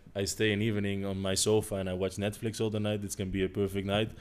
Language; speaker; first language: English; non-native, fluent; Dutch